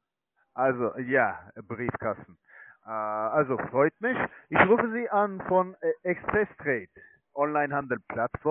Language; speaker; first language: German; non-native, learner; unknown